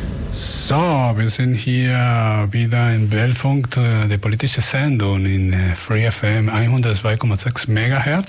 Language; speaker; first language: German; non-native, fluent; Spanish